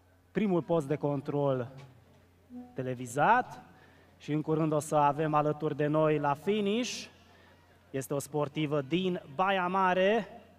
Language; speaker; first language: Romanian; non-native, local second language; Hungarian